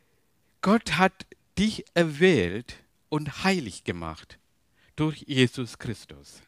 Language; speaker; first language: German; non-native, learner; Tamil